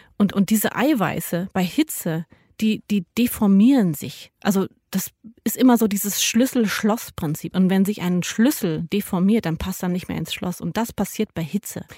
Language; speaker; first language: German; native; German